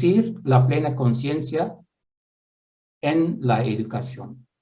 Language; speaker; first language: Spanish; non-native, fluent; Dutch